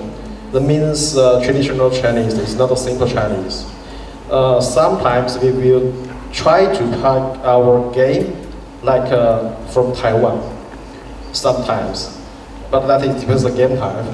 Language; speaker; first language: English; non-native, fluent; Chinese